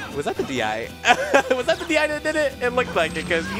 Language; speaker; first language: English; native; English